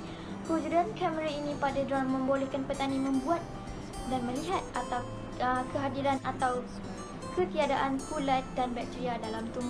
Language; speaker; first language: Malay; native; Malay